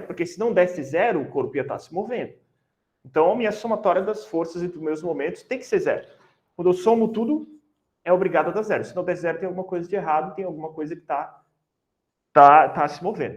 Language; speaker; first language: Portuguese; native; Portuguese